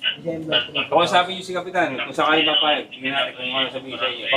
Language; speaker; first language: Filipino; native; Filipino